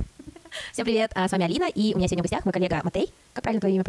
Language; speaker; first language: Russian; native; Russian